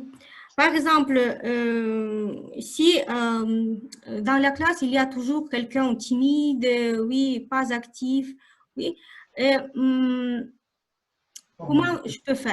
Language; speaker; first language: French; non-native, fluent; Russian